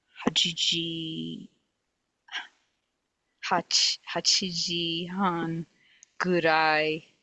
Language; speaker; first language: Japanese; non-native, learner; English